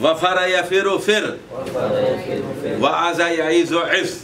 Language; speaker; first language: Arabic; non-native, fluent; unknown